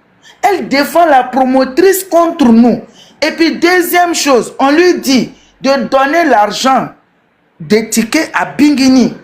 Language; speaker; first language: French; non-native, local second language; Bambara